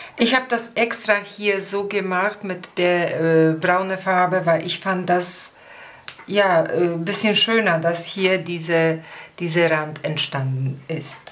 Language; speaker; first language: German; non-native, fluent; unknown